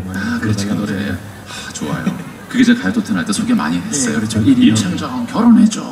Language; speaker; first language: Korean; native; Korean